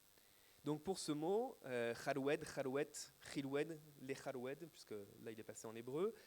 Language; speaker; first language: French; native; French